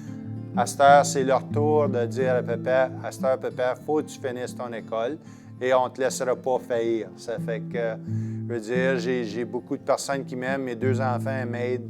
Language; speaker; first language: French; native; French